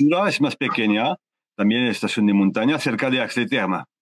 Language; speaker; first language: Spanish; non-native, learner; French